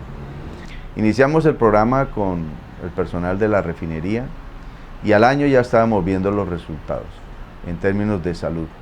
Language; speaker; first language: Spanish; native; Spanish